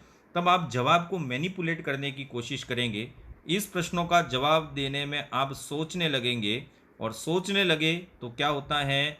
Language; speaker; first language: Hindi; native; Hindi